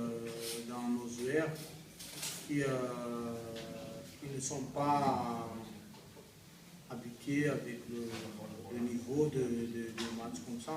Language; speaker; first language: French; non-native, local second language; Malagasy